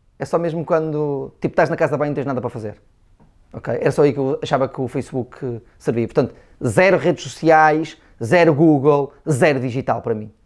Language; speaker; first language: Portuguese; native; Portuguese